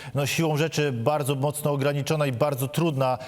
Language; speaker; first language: Polish; native; Polish